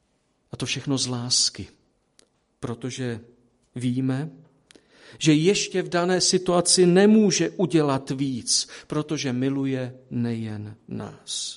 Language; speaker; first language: Czech; native; Czech